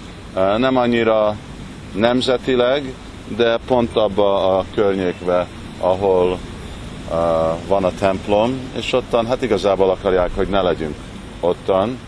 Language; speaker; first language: Hungarian; early bilingual, heritage; Hungarian